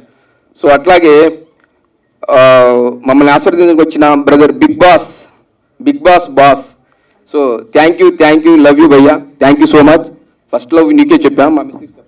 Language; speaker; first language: Telugu; native; Telugu